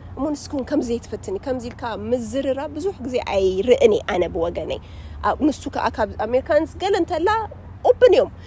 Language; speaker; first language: Tigrinya; early bilingual, heritage; Tigrinya